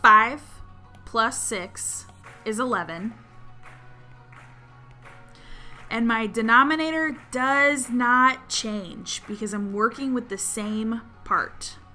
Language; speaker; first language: English; native; English